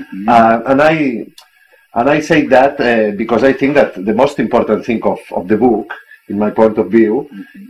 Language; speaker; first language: English; non-native, learner; Italian